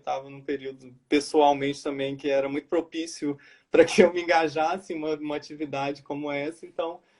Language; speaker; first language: Portuguese; native; Portuguese